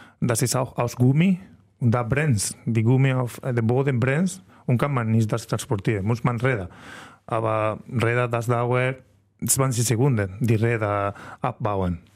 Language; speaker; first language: German; non-native, learner; Spanish